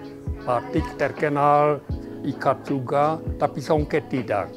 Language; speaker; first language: Indonesian; non-native, fluent; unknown